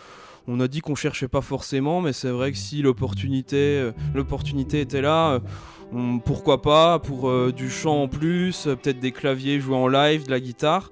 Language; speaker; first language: French; native; French